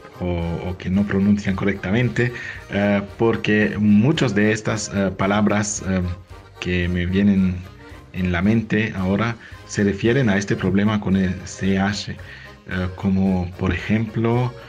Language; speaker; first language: Spanish; non-native, fluent; German